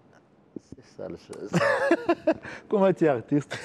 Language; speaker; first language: French; non-native, learner; Kinyarwanda